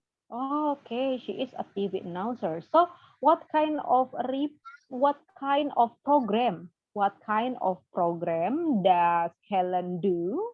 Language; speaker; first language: English; non-native, fluent; Indonesian